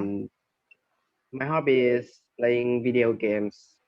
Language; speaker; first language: English; non-native, learner; Vietnamese